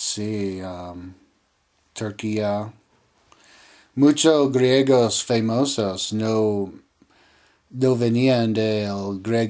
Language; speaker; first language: Spanish; non-native, learner; English